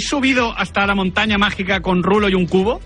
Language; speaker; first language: Spanish; native; Spanish